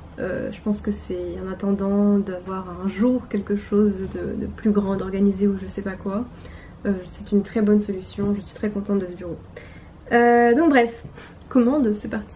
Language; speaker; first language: French; native; French